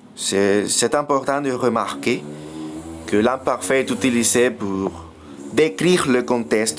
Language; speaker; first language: French; non-native, fluent; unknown